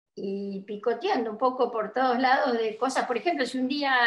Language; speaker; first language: Spanish; native; Spanish